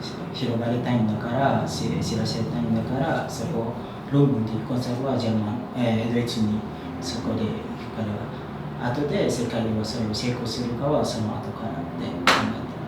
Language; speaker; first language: Japanese; non-native, fluent; Indonesian